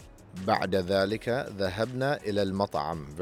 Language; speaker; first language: Arabic; non-native, fluent; English